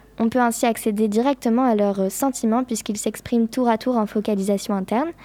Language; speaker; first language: French; native; French